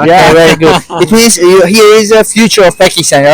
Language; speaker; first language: English; non-native, learner; Persian